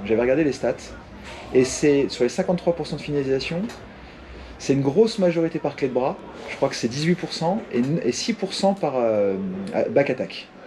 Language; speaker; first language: French; native; French